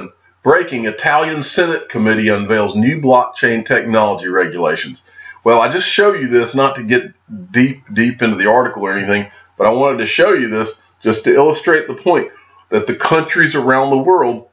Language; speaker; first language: English; native; English